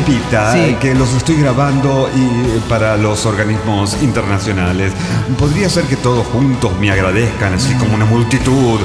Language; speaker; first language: Spanish; native; Spanish